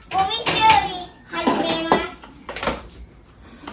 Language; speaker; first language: Japanese; native; Japanese